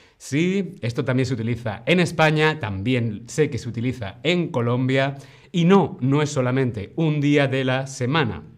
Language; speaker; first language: Spanish; native; Spanish